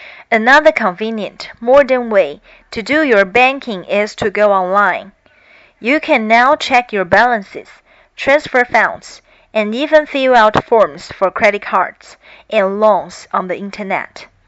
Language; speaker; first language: English; non-native, fluent; Chinese